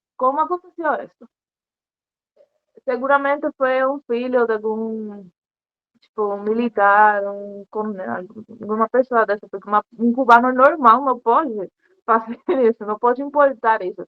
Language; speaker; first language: Portuguese; non-native, learner; Spanish